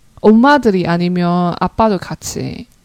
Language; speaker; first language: Korean; non-native, learner; Chinese